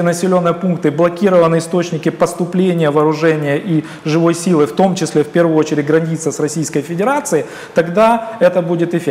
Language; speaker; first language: Russian; native; Russian